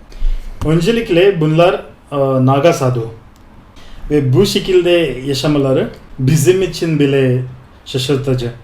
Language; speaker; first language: Turkish; non-native, fluent; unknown